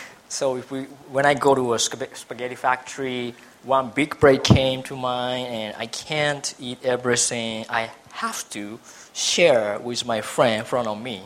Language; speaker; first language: English; non-native, fluent; Japanese